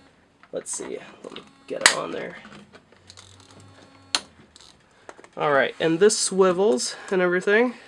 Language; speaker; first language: English; native; English